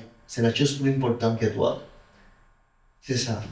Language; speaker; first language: French; non-native, learner; Spanish